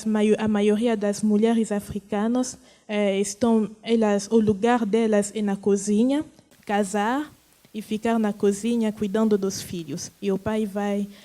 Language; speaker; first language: Portuguese; non-native, fluent; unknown